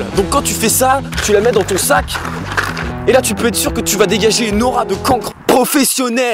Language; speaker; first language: French; native; French